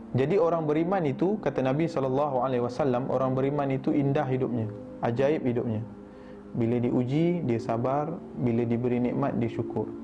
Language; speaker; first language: Malay; native; Malay